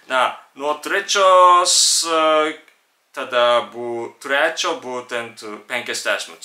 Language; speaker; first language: Lithuanian; non-native, fluent; Japanese